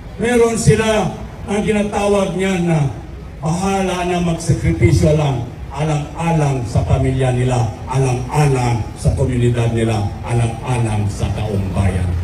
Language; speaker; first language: Filipino; non-native, local second language; Iloko